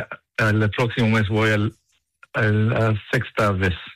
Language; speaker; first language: Spanish; non-native, fluent; Hebrew